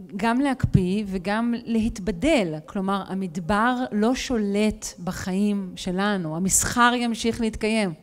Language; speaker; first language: Hebrew; native; Hebrew